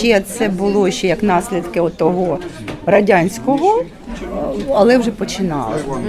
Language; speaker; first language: Ukrainian; native; Ukrainian